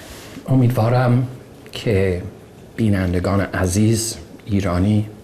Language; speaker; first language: Persian; non-native, fluent; English